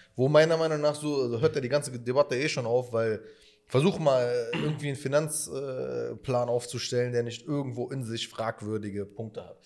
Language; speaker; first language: German; early bilingual, other home language; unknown